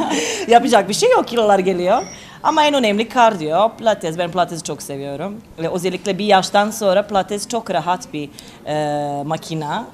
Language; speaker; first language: Turkish; non-native, fluent; Serbian